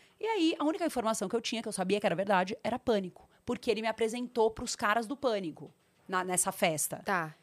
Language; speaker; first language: Portuguese; native; Portuguese